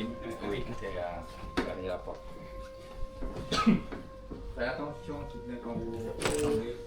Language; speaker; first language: French; non-native, fluent; Thai